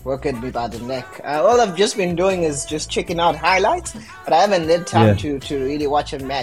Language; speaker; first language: English; non-native, local second language; Shona